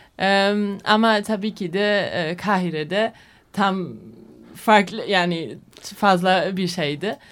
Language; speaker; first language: Turkish; non-native, learner; German